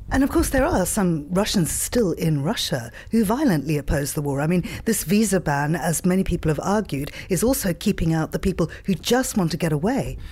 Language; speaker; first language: English; native; English